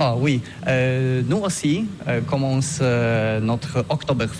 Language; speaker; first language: French; non-native, learner; Polish